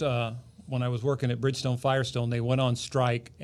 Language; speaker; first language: English; native; English